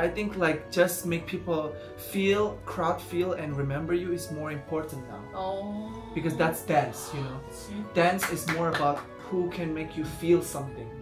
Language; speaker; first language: English; non-native, fluent; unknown